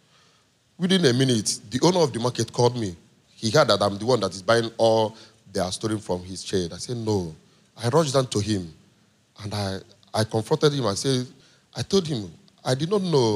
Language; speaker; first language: English; non-native, local second language; Igbo